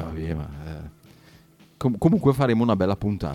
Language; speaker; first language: Italian; native; Italian